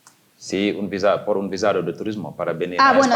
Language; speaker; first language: Spanish; non-native, fluent; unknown